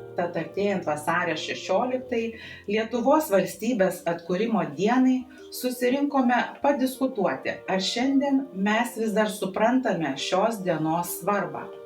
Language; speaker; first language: Lithuanian; native; Lithuanian